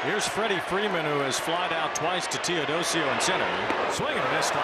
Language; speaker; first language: English; native; English